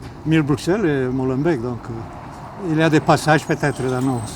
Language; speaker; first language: French; non-native, fluent; Romanian